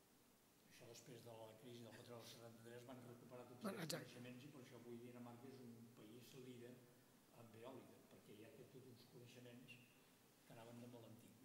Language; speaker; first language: Catalan; native; Catalan